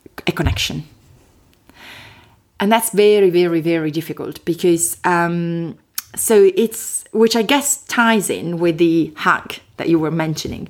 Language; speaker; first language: English; non-native, fluent; Italian